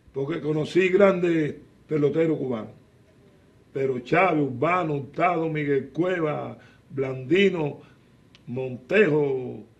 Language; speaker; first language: Spanish; native; Spanish